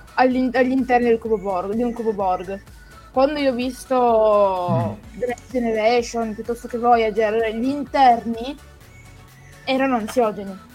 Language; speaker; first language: Italian; native; Italian